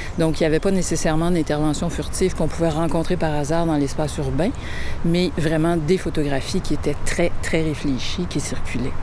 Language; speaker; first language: French; native; French